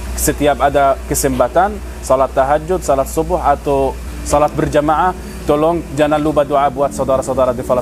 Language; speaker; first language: Indonesian; non-native, fluent; Arabic